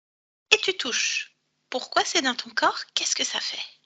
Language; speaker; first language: French; native; French